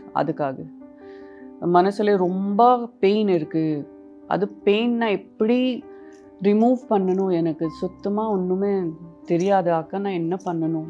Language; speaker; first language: Tamil; non-native, local second language; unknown